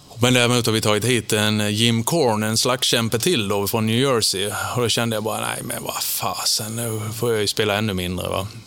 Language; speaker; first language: Swedish; native; Swedish